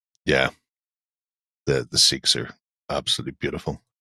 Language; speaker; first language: English; native; English